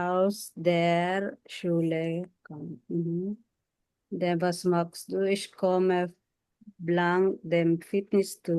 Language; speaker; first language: German; non-native, fluent; Filipino